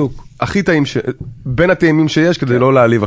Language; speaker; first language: Hebrew; native; Hebrew